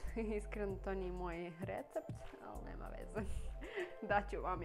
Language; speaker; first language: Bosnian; non-native, learner; Russian